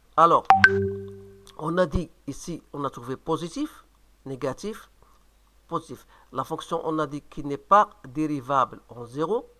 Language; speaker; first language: French; non-native, local second language; Arabic